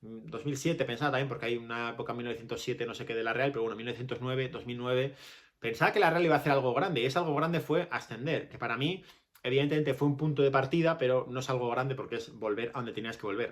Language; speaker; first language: Spanish; native; Spanish